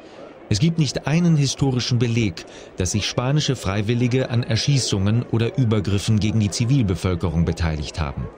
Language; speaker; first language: German; native; German